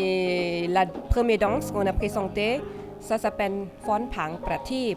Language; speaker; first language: French; non-native, fluent; Thai